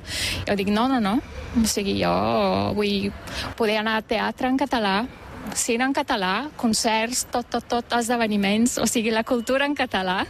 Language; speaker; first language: Catalan; non-native, fluent; Turkish